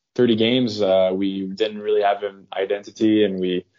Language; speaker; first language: English; non-native, fluent; French